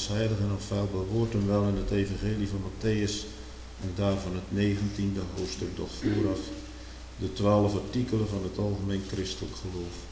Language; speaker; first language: Dutch; native; Dutch